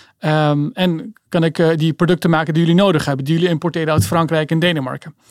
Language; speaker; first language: Dutch; early bilingual, other home language; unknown